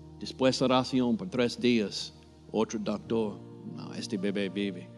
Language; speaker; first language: Spanish; non-native, learner; English